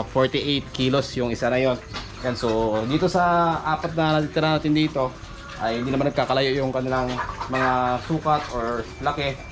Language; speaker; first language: Filipino; non-native, local second language; Aklanon